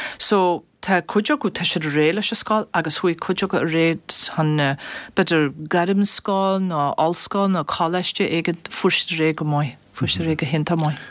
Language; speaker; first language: Irish; non-native, fluent; English